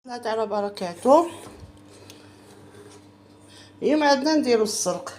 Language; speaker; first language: Arabic; native; Arabic